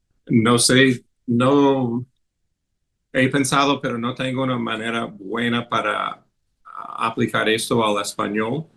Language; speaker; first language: Spanish; non-native, fluent; English